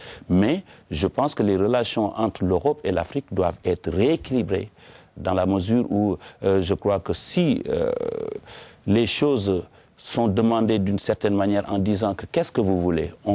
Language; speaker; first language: French; non-native, local second language; Wolof